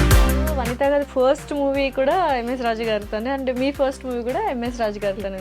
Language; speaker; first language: Telugu; native; Telugu